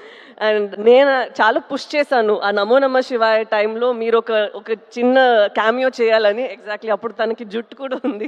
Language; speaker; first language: Telugu; non-native, local second language; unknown